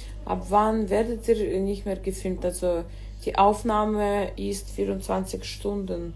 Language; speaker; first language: German; early bilingual, other home language; Russian